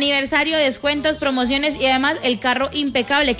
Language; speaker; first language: Spanish; native; Spanish